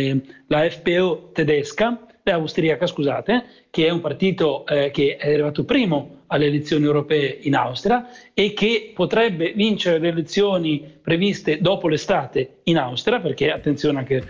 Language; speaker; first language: Italian; native; Italian